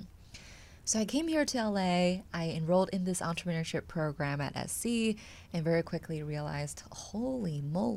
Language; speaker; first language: English; non-native, fluent; Chinese